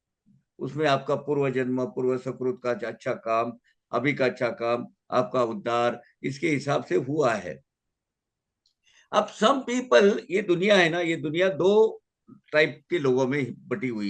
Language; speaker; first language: Hindi; native; Hindi